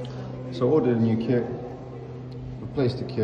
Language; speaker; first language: English; native; English